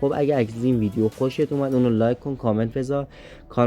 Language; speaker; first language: Persian; native; Persian